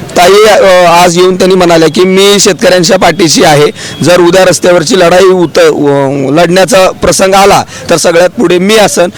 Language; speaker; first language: Marathi; native; Marathi